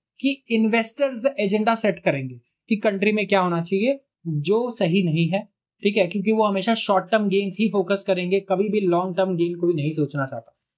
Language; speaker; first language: Hindi; native; Hindi